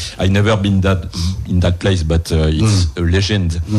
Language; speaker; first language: English; non-native, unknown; French